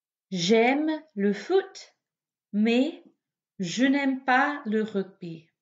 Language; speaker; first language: French; non-native, fluent; English